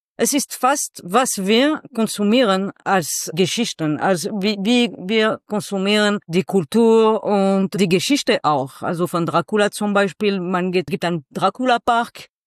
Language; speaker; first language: German; non-native, local second language; French